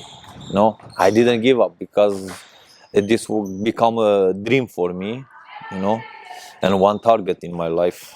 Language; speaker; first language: English; non-native, learner; Persian